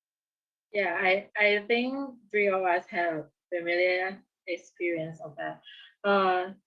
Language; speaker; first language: English; non-native, learner; Thai